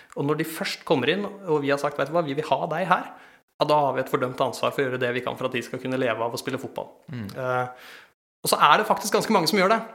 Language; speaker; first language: Norwegian; native; Norwegian